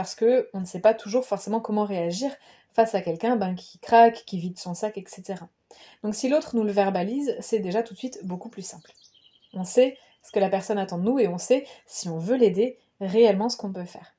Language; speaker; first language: French; native; French